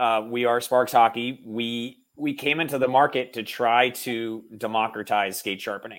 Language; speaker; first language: English; native; English